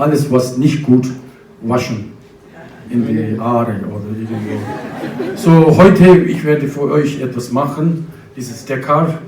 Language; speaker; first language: German; non-native, fluent; Tibetan